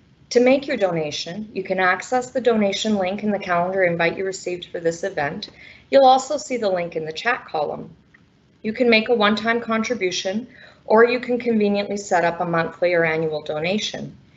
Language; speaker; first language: English; native; English